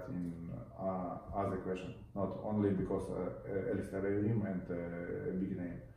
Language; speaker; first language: English; non-native, learner; Russian